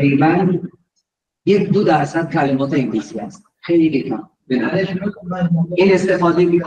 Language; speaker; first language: Persian; non-native, fluent; Urdu